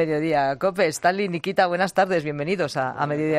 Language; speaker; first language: Spanish; native; Spanish